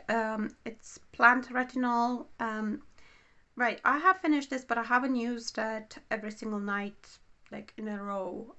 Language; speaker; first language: English; non-native, fluent; Romanian